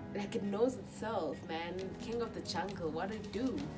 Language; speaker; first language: English; non-native, local second language; Xhosa